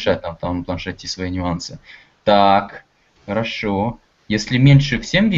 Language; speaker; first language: Russian; native; Russian